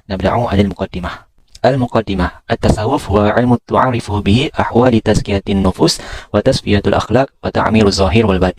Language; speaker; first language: Arabic; non-native, learner; Malay